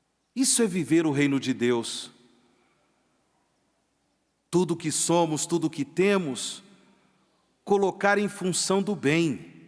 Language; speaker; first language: Portuguese; native; Portuguese